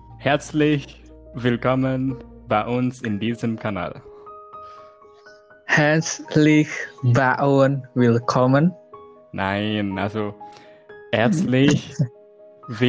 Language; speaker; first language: German; non-native, learner; Indonesian